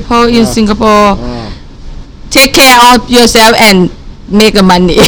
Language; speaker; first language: English; non-native, learner; Thai